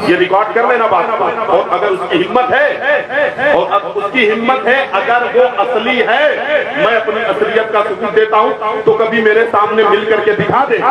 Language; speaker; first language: Urdu; native; Urdu